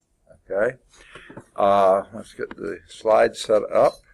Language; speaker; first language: English; native; English